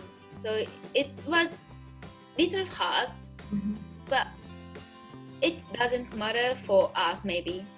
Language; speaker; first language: English; non-native, learner; Japanese